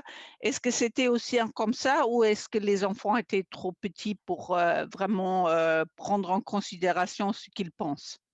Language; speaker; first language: French; non-native, fluent; German